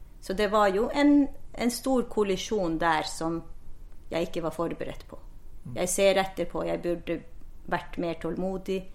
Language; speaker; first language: Norwegian; non-native, local second language; Northern Sami